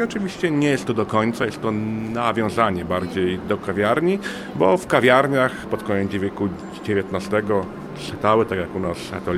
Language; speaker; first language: Polish; native; Polish